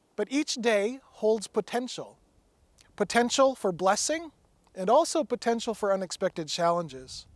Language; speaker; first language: English; native; English